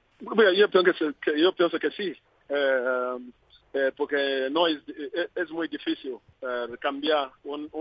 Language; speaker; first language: Spanish; non-native, learner; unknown